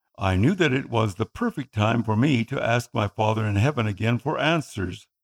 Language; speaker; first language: English; non-native, local second language; Filipino